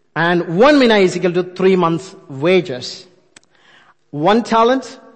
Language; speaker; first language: English; non-native, local second language; Malayalam